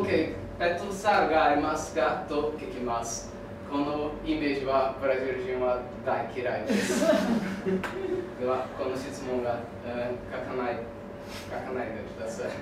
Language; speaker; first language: Japanese; non-native, learner; Portuguese